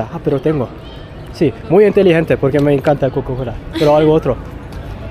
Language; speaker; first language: Spanish; non-native, learner; English